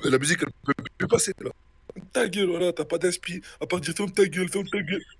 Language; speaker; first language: French; native; French